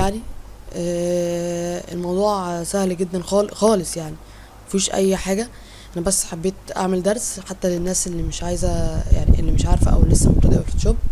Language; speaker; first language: Arabic; native; Arabic